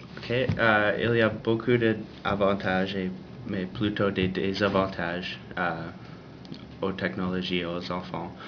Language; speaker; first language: French; non-native, learner; English